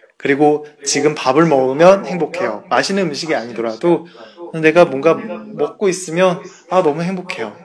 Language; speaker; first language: Korean; native; Korean